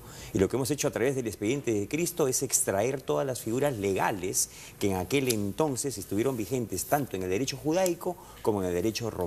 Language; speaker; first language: Spanish; native; Spanish